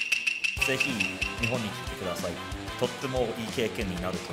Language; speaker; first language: Japanese; non-native, learner; Swedish